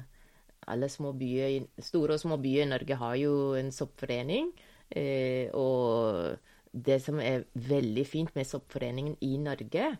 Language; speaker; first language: Norwegian; non-native, fluent; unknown